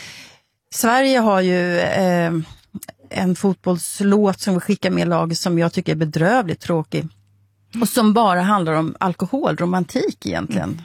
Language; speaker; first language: Swedish; native; Swedish